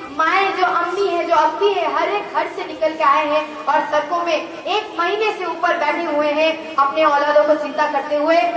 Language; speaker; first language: Hindi; non-native, local second language; Bangla